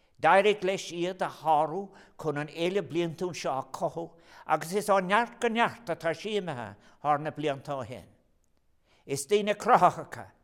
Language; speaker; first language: Irish; non-native, local second language; English